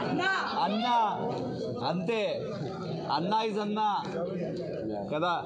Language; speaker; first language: Telugu; non-native, learner; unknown